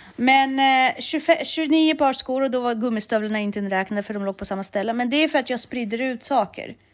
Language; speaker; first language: Swedish; early bilingual, other home language; Russian